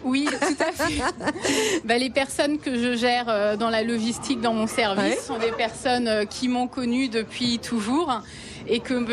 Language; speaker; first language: French; native; French